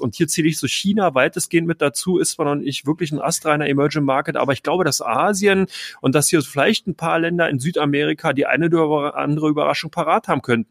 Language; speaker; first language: German; native; German